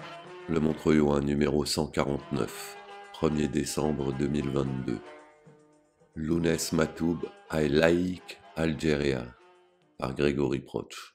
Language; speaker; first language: French; native; French